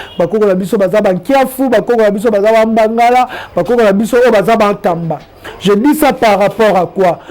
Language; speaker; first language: Lingala; non-native, local second language; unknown